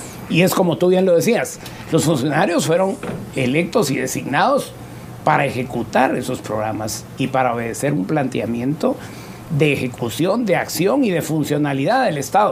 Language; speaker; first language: Spanish; native; Spanish